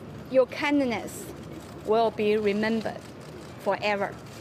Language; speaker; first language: English; non-native, fluent; Chinese